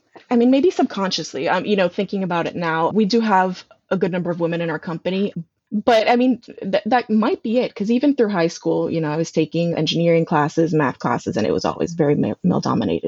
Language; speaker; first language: English; native; English